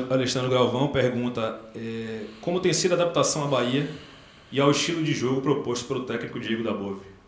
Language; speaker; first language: Portuguese; native; Portuguese